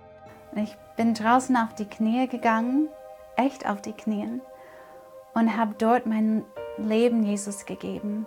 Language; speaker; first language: German; non-native, fluent; English